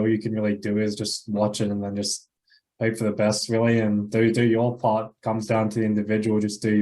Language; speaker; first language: English; native; English